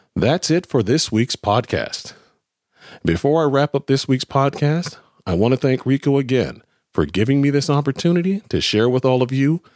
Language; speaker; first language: English; native; English